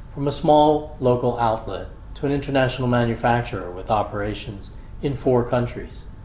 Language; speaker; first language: English; native; English